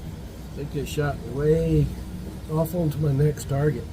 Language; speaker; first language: English; native; English